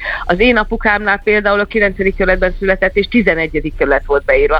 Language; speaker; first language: Hungarian; native; Hungarian